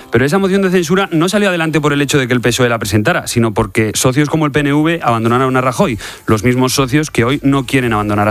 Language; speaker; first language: Spanish; native; Spanish